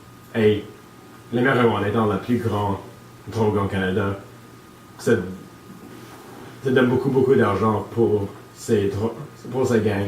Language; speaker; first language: French; non-native, local second language; English